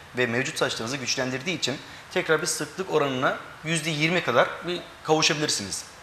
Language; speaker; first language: Turkish; early bilingual, heritage; Turkish